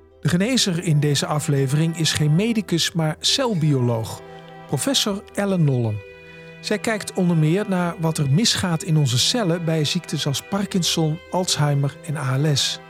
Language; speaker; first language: Dutch; native; Dutch